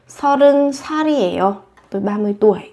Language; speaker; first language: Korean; non-native, fluent; Vietnamese